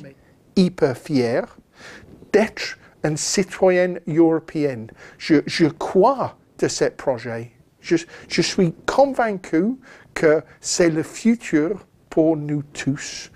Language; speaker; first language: French; non-native, fluent; English